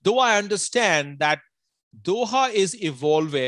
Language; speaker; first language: English; non-native, local second language; Punjabi